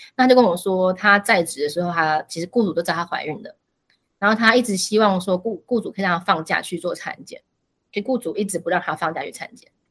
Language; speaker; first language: Chinese; native; Chinese